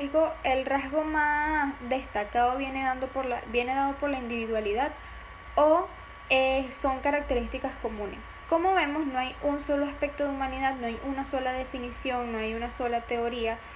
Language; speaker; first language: Spanish; native; Spanish